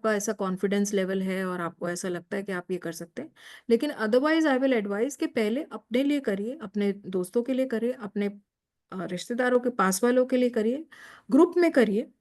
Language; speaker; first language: Hindi; native; Hindi